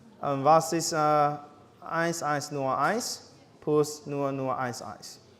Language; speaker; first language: German; non-native, learner; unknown